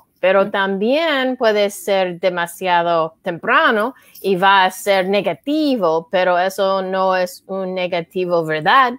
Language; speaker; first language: Spanish; non-native, learner; English